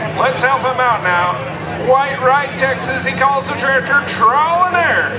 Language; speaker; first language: English; native; English